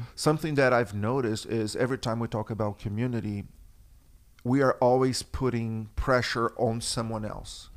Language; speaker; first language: English; non-native, fluent; Portuguese